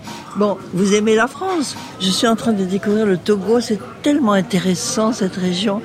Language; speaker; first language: French; native; French